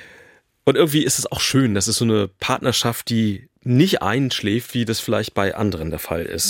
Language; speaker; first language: German; native; German